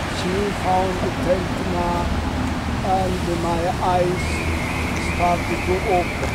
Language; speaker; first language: English; non-native, learner; Amharic